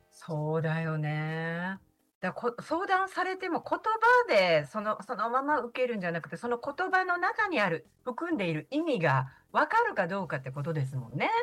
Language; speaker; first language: Japanese; native; Japanese